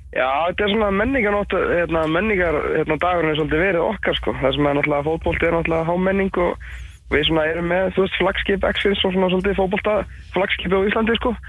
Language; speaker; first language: Icelandic; native; Icelandic